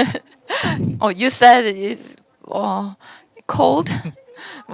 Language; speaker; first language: English; non-native, learner; Korean